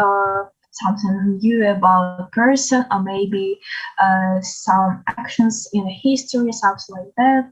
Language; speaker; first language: English; non-native, learner; Ukrainian